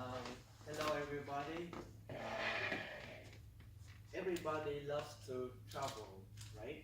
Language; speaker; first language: English; non-native, learner; Vietnamese